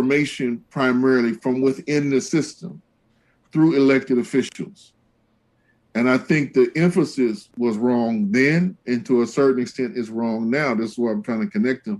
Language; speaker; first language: English; native; English